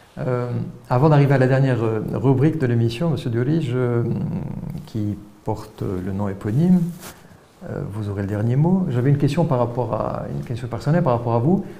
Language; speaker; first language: French; non-native, local second language; Arabic